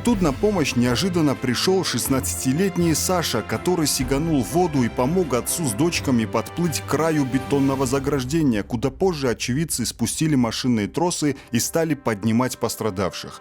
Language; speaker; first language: Russian; native; Russian